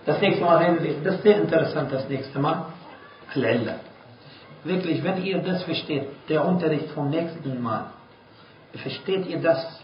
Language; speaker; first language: German; non-native, fluent; Arabic